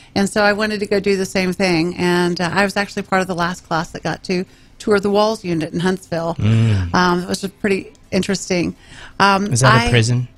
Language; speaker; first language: English; native; English